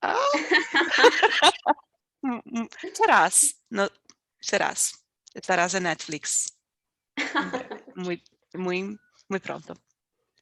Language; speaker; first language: Spanish; non-native, fluent; Portuguese